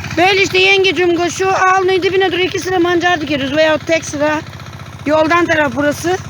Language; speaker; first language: Turkish; native; Turkish